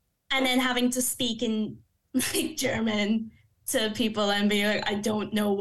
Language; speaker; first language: English; native; English